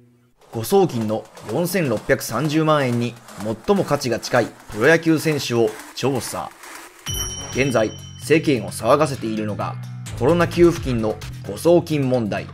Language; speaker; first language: Japanese; native; Japanese